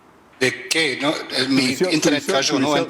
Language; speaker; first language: Spanish; non-native, fluent; German